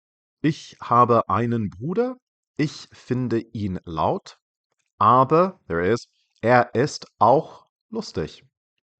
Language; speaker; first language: German; non-native, fluent; English